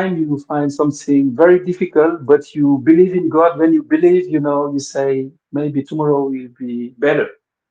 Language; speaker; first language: English; non-native, fluent; Wolof